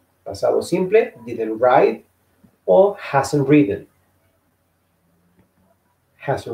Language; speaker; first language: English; non-native, fluent; Spanish